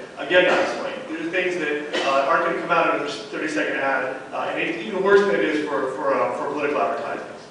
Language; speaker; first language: English; native; English